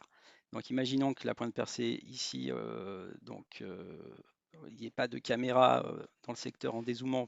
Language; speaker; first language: French; native; French